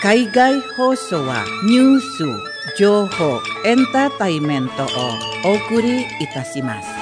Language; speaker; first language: Japanese; non-native, fluent; Indonesian